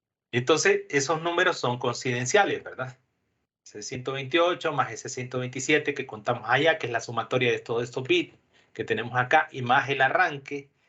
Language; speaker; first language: Spanish; native; Spanish